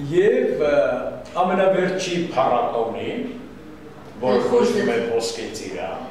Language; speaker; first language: Armenian; non-native, local second language; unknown